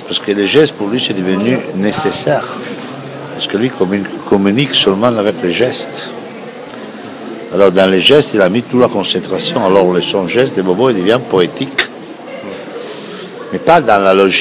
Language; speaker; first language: French; non-native, fluent; Italian